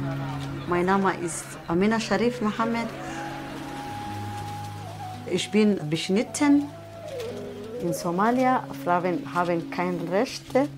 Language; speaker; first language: German; non-native, learner; Somali